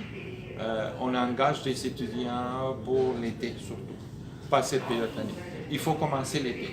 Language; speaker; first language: French; native; French